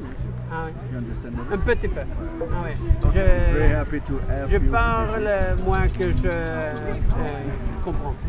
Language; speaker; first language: French; non-native, learner; English